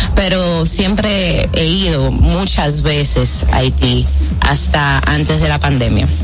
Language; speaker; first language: Spanish; early bilingual, heritage; Spanish